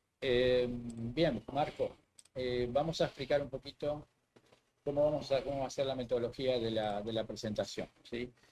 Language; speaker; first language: Spanish; native; Spanish